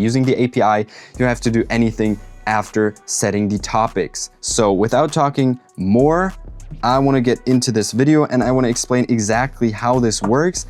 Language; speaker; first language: English; non-native, fluent; German